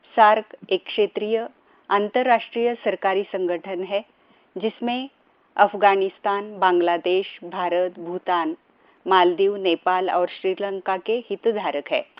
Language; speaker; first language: Hindi; non-native, local second language; Marathi